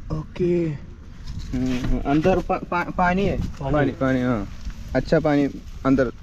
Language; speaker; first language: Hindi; non-native, learner; Malayalam